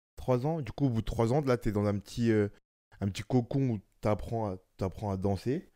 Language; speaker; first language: French; native; French